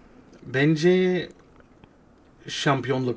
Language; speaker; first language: Turkish; non-native, learner; English